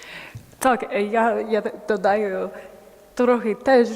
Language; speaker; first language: Ukrainian; non-native, learner; English